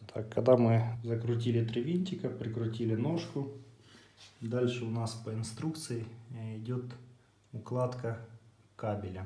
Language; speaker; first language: Russian; native; Russian